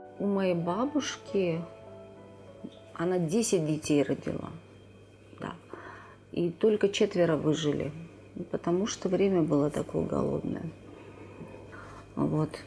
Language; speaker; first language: Russian; native; Russian